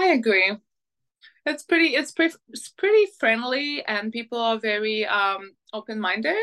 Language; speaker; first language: English; non-native, fluent; French